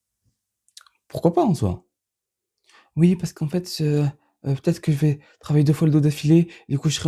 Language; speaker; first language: French; native; French